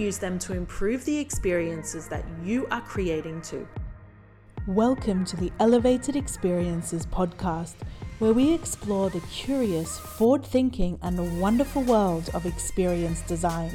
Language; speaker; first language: English; native; English